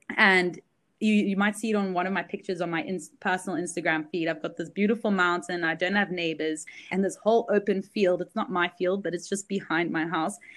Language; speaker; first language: English; early bilingual, other home language; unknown